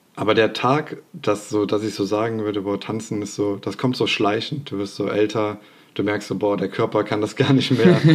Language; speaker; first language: German; native; German